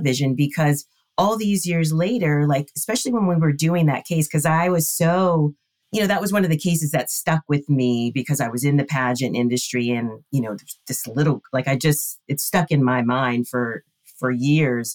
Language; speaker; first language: English; native; English